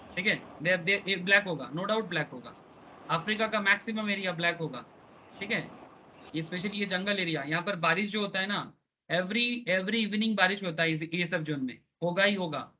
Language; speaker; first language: Hindi; non-native, local second language; Bangla